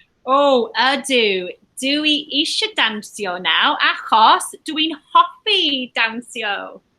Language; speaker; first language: Welsh; non-native, learner; English